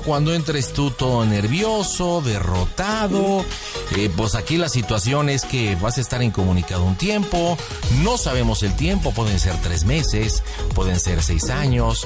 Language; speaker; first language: Spanish; native; Spanish